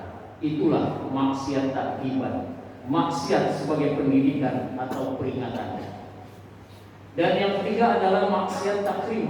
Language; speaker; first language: Indonesian; native; Indonesian